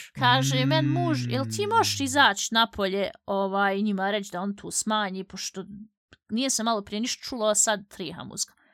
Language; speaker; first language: Bosnian; early bilingual, heritage; Bosnian